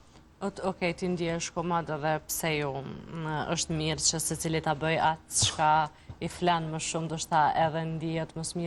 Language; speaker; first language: Albanian; native; Albanian